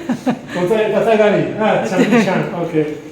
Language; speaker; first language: Chinese; non-native, fluent; Italian